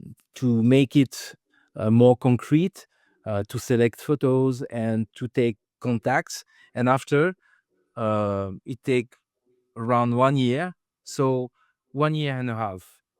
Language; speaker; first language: English; non-native, fluent; French